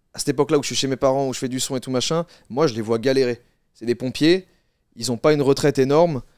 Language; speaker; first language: French; native; French